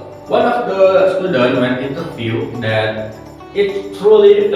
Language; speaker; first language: English; non-native, learner; Indonesian